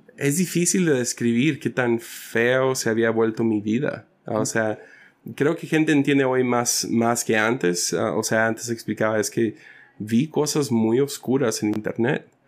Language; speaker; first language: Spanish; early bilingual, other home language; English